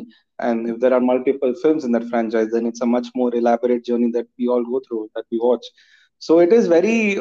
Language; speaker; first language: English; non-native, local second language; Hindi